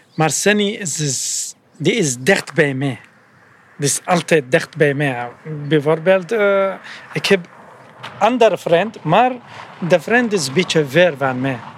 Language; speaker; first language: Dutch; non-native, learner; Arabic